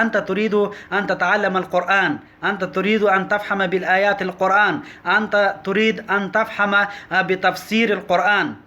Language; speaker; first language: Arabic; non-native, learner; Pashto